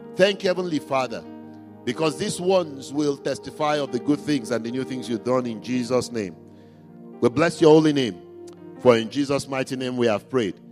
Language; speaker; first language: English; non-native, local second language; Igbo